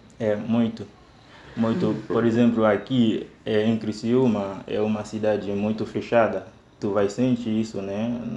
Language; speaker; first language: Portuguese; non-native, fluent; Haitian Creole